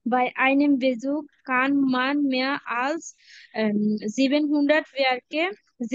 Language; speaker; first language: German; non-native, learner; Bangla